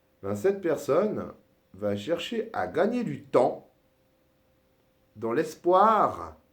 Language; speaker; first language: French; native; French